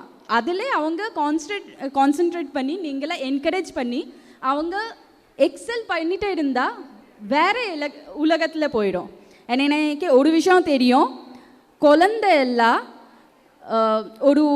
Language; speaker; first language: Tamil; non-native, local second language; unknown